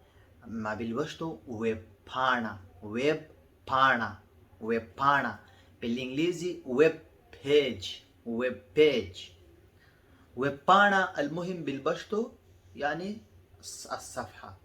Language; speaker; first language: Arabic; non-native, fluent; Pashto